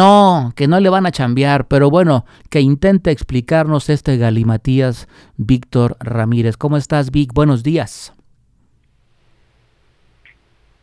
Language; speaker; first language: Spanish; native; Spanish